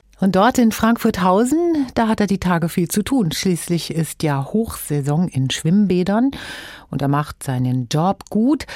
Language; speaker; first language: German; native; German